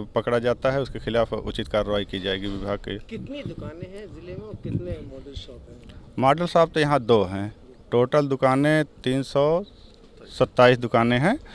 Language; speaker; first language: Hindi; native; Hindi